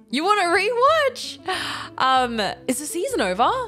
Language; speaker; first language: English; native; English